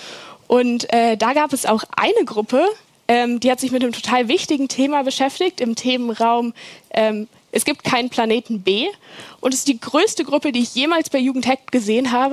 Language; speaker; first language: German; native; German